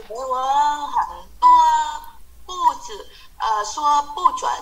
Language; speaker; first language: Chinese; non-native, learner; Vietnamese